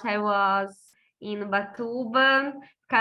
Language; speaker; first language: English; non-native, fluent; Portuguese